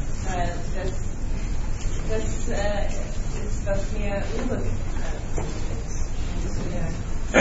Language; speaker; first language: German; non-native, learner; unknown